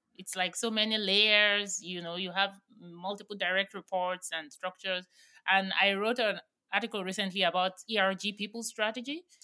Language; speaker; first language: English; non-native, local second language; Yoruba